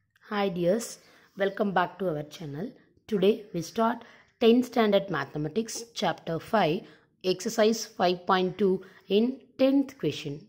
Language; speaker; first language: English; non-native, local second language; Tamil